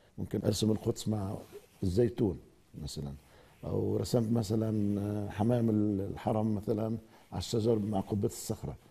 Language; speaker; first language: Arabic; native; Arabic